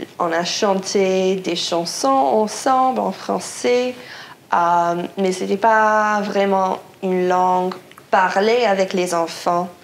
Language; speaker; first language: French; non-native, local second language; English